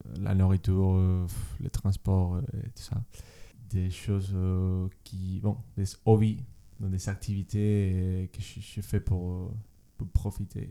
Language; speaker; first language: French; non-native, learner; Spanish